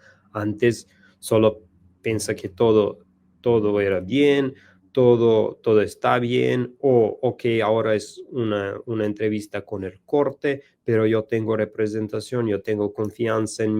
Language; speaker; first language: Spanish; non-native, learner; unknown